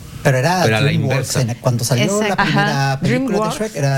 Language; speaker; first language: Spanish; native; Spanish